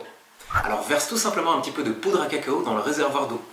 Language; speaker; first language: French; native; French